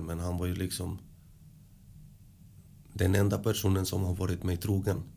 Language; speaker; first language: Swedish; early bilingual, other home language; Spanish